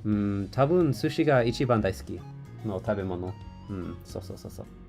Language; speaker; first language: Japanese; non-native, learner; English